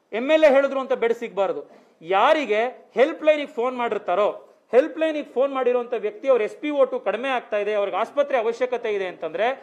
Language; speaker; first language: Kannada; native; Kannada